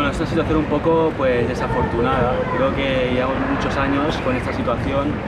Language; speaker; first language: Spanish; native; Spanish